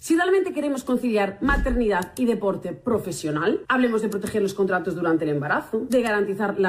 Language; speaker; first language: Spanish; native; Spanish